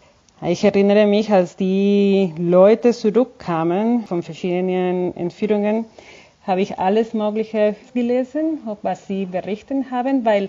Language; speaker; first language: German; non-native, fluent; Spanish